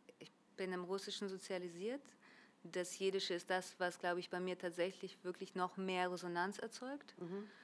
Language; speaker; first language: German; early bilingual, other home language; Russian